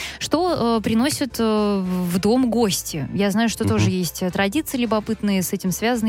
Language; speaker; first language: Russian; native; Russian